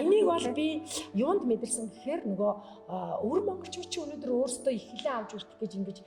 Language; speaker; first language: Mongolian; native; Mongolian